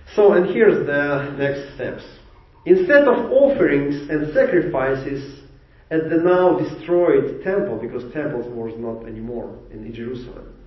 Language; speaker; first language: English; non-native, fluent; Ukrainian